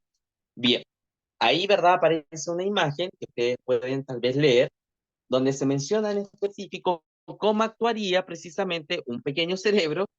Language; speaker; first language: Spanish; native; Spanish